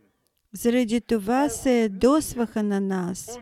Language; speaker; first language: Bulgarian; non-native, fluent; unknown